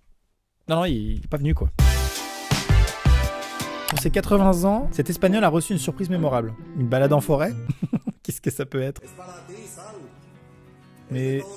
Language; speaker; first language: French; native; French